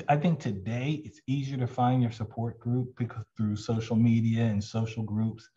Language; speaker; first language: English; native; English